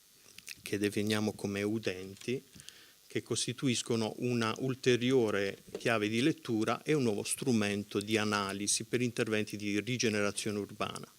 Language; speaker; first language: Italian; native; Italian